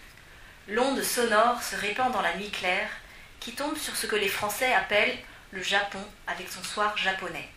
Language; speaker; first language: French; native; French